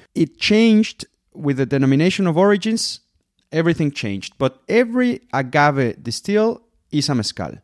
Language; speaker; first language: English; non-native, fluent; Spanish